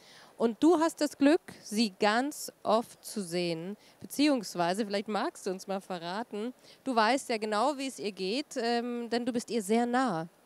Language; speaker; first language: German; native; German